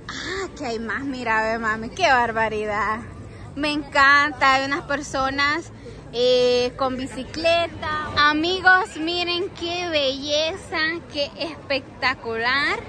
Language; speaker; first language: Spanish; native; Spanish